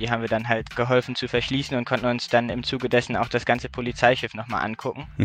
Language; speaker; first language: German; native; German